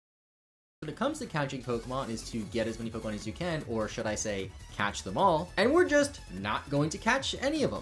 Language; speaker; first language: English; native; English